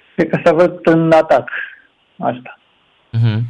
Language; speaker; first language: Romanian; non-native, fluent; Japanese